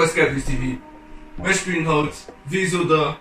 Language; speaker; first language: German; non-native, local second language; Luxembourgish